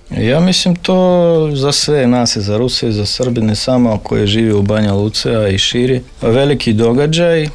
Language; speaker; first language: Serbian; non-native, fluent; Russian